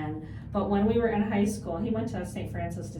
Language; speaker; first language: English; native; English